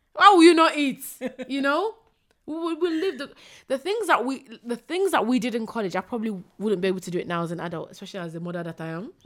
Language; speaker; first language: English; early bilingual, other home language; Spanish